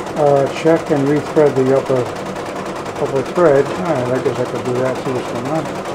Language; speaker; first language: English; native; English